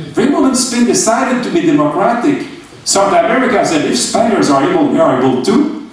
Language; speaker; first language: English; non-native, fluent; French